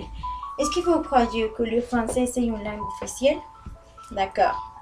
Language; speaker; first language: French; non-native, learner; Spanish